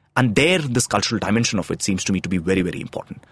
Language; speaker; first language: English; non-native, local second language; Tamil